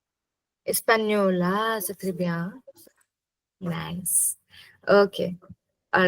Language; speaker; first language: French; non-native, fluent; English